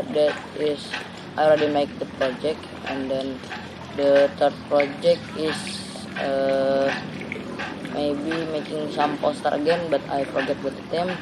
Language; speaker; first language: English; non-native, learner; Indonesian